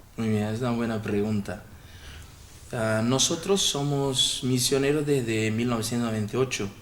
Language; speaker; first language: Spanish; non-native, fluent; Portuguese